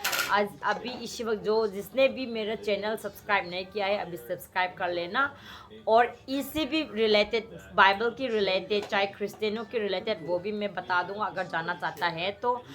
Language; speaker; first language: Hindi; non-native, local second language; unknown